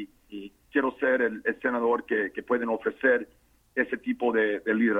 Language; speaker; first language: Spanish; non-native, fluent; English